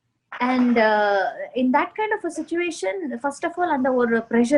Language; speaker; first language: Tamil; non-native, fluent; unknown